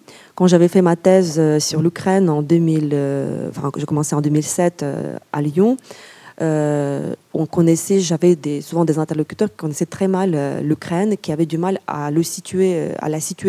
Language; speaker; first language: French; non-native, fluent; Ukrainian